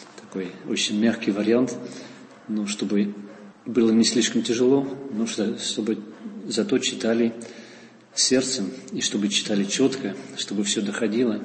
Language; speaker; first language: Russian; non-native, fluent; Dutch